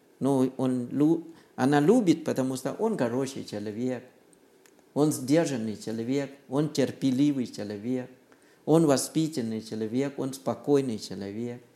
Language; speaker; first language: Russian; non-native, learner; Thai